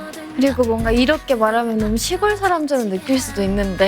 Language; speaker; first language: Korean; non-native, fluent; Japanese